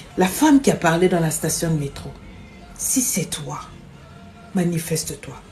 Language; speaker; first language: French; non-native, local second language; Lingala